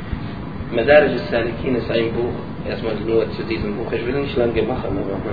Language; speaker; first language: German; non-native, learner; Arabic